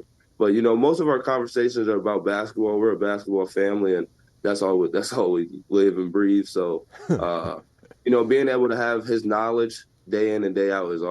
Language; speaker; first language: English; native; English